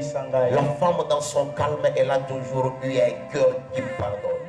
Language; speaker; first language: French; non-native, local second language; Lingala